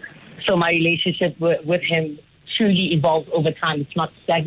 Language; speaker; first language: English; non-native, local second language; Northern Sotho